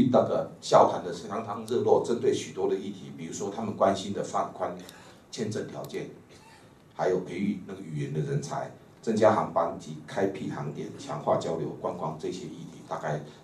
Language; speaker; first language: Chinese; native; Chinese